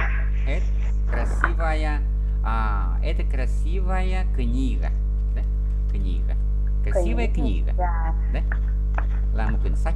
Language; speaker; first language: Russian; non-native, fluent; Vietnamese